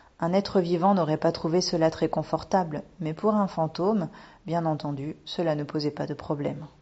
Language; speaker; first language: French; native; French